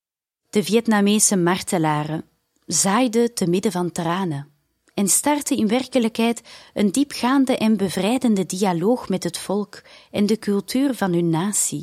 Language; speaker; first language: Dutch; native; Dutch